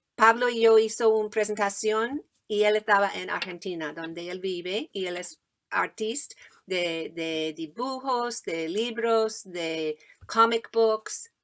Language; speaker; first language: Spanish; non-native, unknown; English